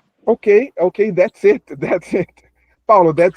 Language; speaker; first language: English; non-native, fluent; Portuguese